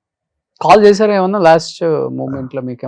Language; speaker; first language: Telugu; native; Telugu